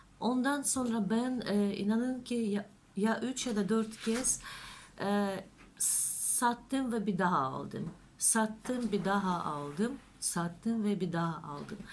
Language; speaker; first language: Turkish; non-native, learner; Russian